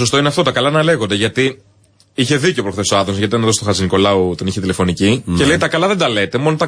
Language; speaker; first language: Greek; native; Greek